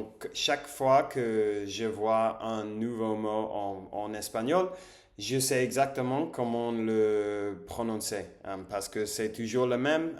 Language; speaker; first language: French; non-native, learner; English